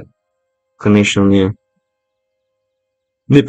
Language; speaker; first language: Russian; non-native, learner; English